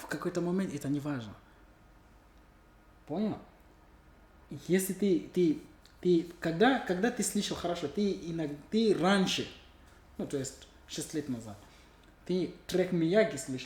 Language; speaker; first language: Russian; non-native, learner; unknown